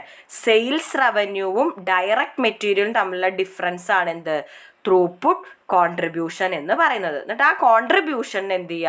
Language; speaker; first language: Malayalam; native; Malayalam